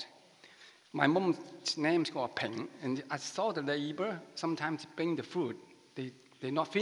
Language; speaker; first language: English; non-native, learner; Chinese